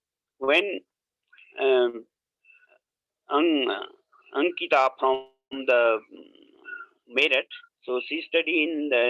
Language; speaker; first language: English; non-native, learner; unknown